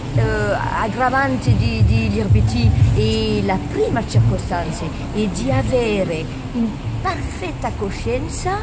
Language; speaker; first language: Italian; non-native, learner; French